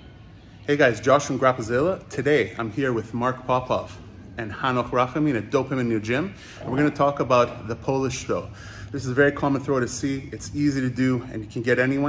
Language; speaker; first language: English; native; English